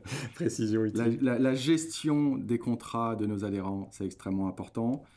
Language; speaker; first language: French; native; French